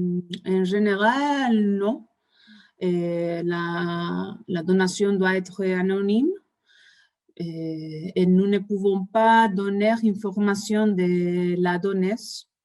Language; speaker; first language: French; non-native, fluent; Spanish